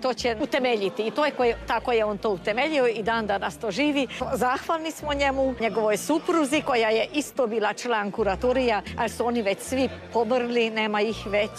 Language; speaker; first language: Croatian; early bilingual, heritage; Croatian